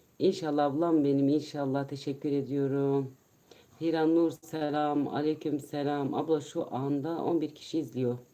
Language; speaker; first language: Turkish; native; Turkish